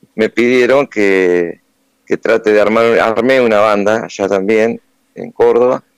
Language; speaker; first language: Spanish; native; Spanish